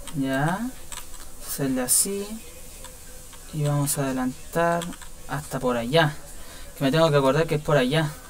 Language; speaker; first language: Spanish; native; Spanish